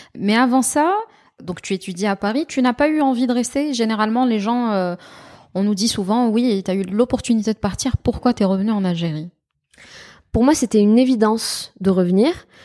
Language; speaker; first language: French; non-native, local second language; Arabic